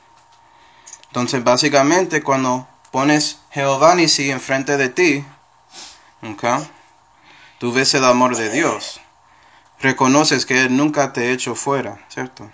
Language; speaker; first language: Spanish; non-native, fluent; English